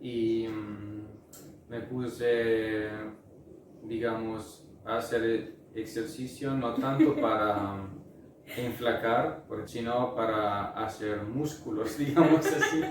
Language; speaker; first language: Spanish; non-native, fluent; Italian